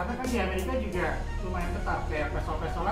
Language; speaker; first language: Indonesian; native; Indonesian